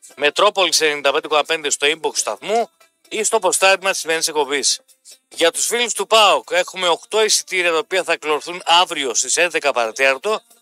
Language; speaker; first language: Greek; native; Greek